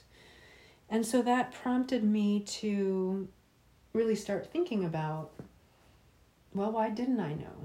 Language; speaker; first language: English; native; English